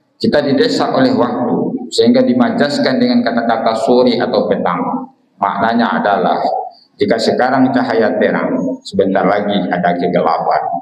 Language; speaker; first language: Malay; non-native, local second language; Minangkabau